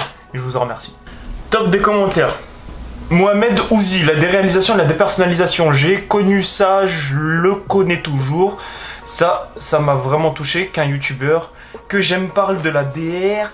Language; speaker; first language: French; native; French